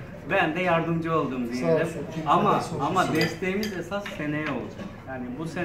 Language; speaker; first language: Turkish; native; Turkish